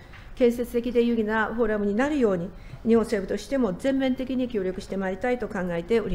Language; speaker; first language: Japanese; native; Japanese